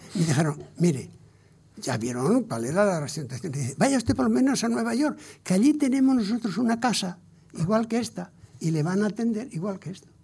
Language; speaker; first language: Spanish; native; Spanish